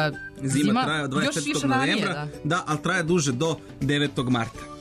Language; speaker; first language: Serbian; native; Serbian